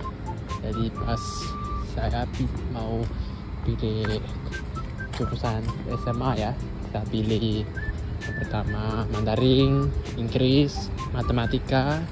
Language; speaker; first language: Indonesian; non-native, fluent; Chinese